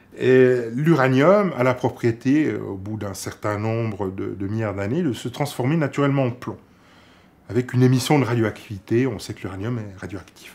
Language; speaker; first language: French; native; French